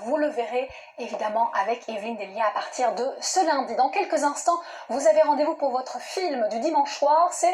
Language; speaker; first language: French; native; French